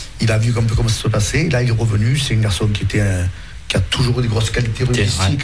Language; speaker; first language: French; native; French